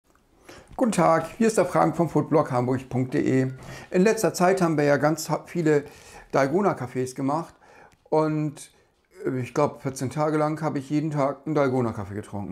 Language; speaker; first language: German; native; German